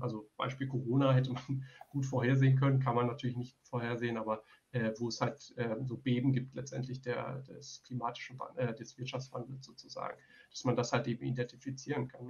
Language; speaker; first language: German; native; German